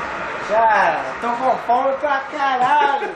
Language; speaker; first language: Portuguese; non-native, learner; English